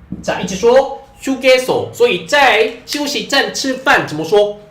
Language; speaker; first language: Chinese; non-native, fluent; Korean